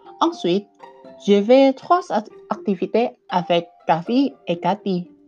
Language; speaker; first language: French; non-native, learner; Indonesian